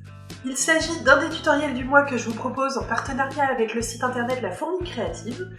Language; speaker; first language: French; native; French